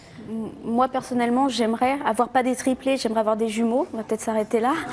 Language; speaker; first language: French; native; French